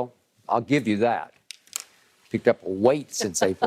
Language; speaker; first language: English; native; English